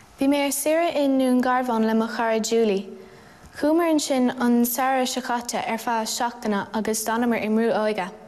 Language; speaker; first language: Irish; non-native, local second language; English